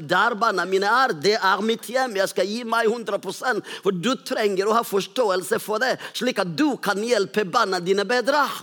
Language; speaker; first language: Norwegian; non-native, fluent; Rundi